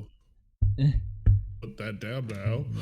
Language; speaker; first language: English; native; English